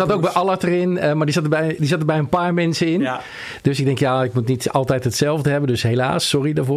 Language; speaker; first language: Dutch; native; Dutch